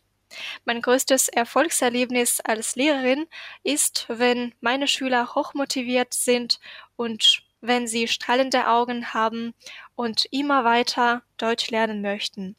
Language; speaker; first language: German; non-native, fluent; Ukrainian